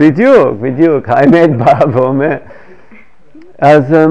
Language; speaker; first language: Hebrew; non-native, fluent; English